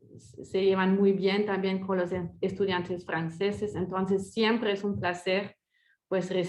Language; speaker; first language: Spanish; non-native, fluent; French